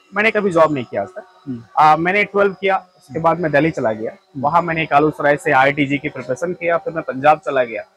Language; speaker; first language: Hindi; native; Hindi